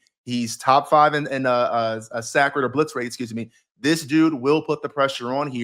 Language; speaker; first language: English; native; English